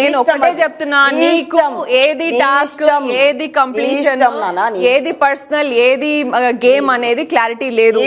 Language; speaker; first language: Telugu; native; Telugu